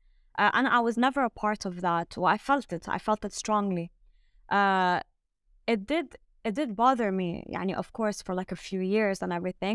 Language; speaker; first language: English; early bilingual, other home language; French